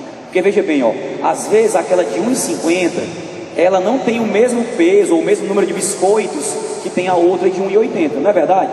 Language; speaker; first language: Portuguese; native; Portuguese